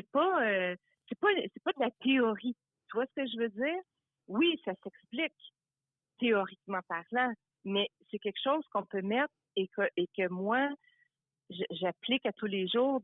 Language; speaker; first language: French; native; French